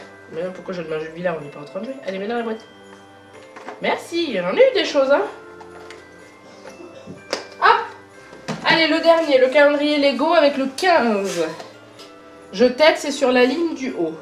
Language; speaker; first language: French; native; French